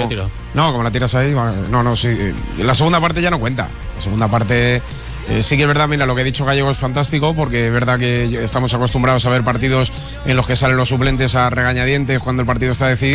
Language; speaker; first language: Spanish; native; Spanish